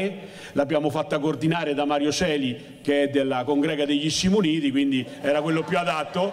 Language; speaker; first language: Italian; native; Italian